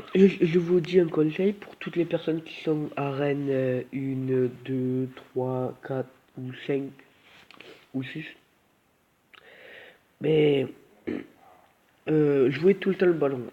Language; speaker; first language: French; native; French